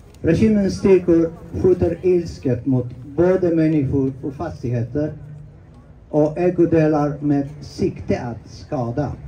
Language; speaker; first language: Swedish; non-native, fluent; Persian